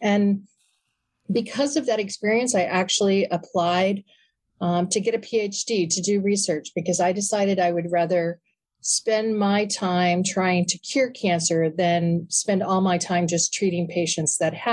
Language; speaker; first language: English; native; English